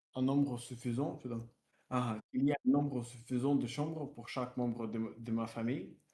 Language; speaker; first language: French; non-native, learner; Russian